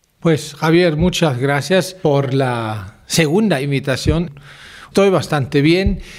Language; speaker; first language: Spanish; non-native, fluent; German